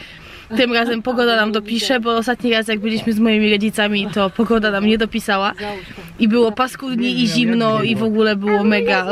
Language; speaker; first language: Polish; native; Polish